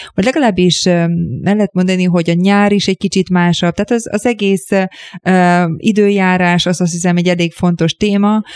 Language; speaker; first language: Hungarian; native; Hungarian